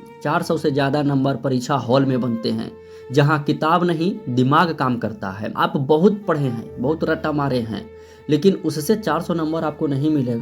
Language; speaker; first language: Hindi; native; Hindi